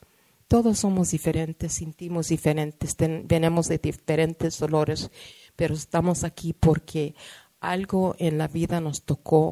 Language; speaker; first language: Spanish; early bilingual, heritage; Spanish